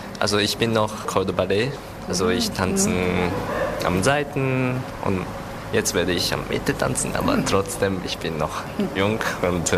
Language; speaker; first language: German; non-native, learner; Japanese